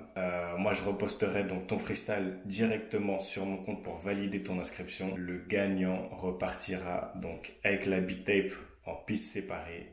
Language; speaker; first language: French; native; French